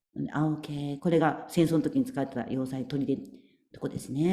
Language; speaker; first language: Japanese; native; Japanese